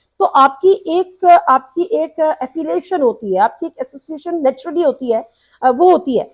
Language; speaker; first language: Urdu; native; Urdu